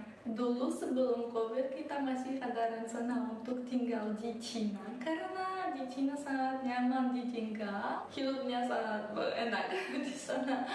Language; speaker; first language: Indonesian; early bilingual, other home language; Russian